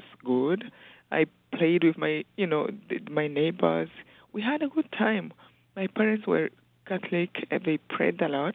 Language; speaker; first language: English; non-native, local second language; Kinyarwanda